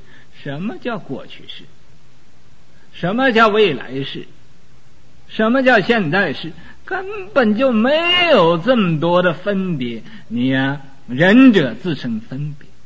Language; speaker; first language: Chinese; native; Chinese